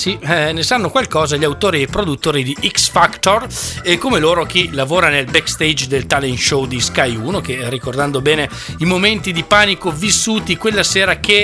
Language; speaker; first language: Italian; native; Italian